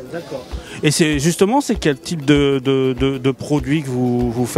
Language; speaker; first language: French; native; French